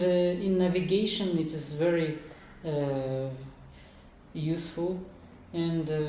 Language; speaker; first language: English; non-native, learner; Kazakh